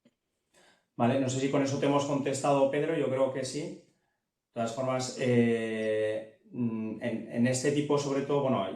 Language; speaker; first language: Spanish; native; Spanish